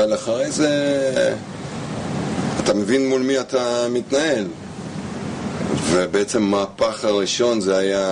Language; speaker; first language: Hebrew; non-native, fluent; Russian